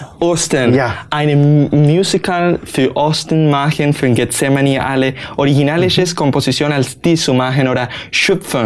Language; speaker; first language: German; non-native, learner; Spanish